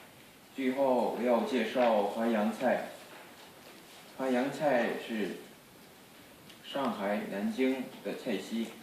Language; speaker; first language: Chinese; non-native, fluent; Korean